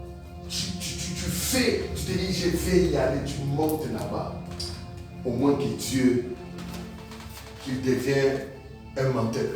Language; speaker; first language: French; non-native, local second language; Lingala